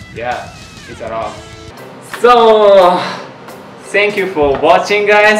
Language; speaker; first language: English; non-native, learner; Japanese